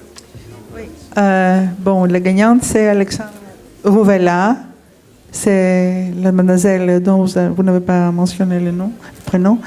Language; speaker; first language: French; non-native, fluent; Greek